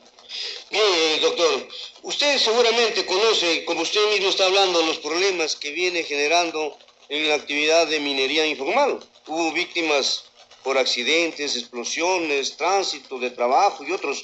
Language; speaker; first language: Spanish; native; Spanish